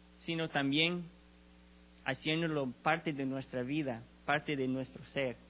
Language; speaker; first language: Spanish; non-native, learner; English